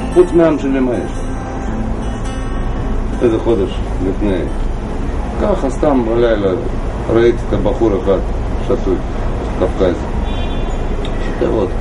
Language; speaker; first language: Hebrew; non-native, learner; Russian